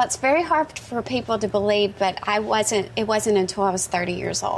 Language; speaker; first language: English; native; English